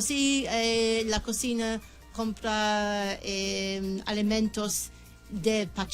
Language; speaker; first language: Spanish; non-native, learner; English